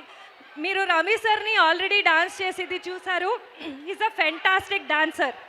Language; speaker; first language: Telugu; non-native, fluent; Kannada